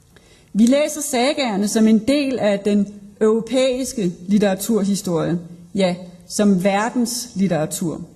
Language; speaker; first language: Danish; native; Danish